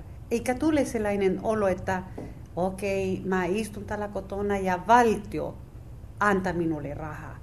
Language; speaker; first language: Finnish; non-native, fluent; Spanish